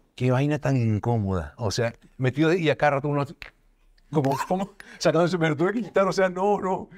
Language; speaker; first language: Spanish; native; Spanish